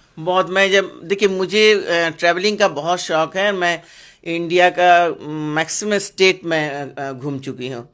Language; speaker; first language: Hindi; non-native, local second language; Bangla